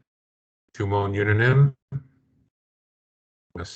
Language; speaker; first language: French; non-native, learner; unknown